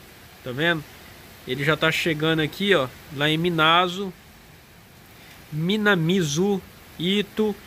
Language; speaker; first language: Portuguese; native; Portuguese